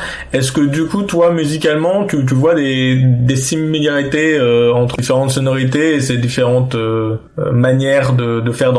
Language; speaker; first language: French; native; French